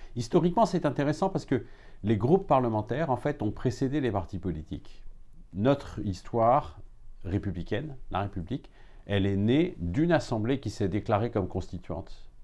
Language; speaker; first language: French; native; French